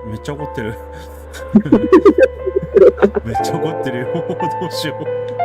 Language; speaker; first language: Japanese; native; Japanese